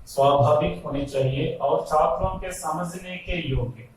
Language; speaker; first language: Hindi; non-native, local second language; Telugu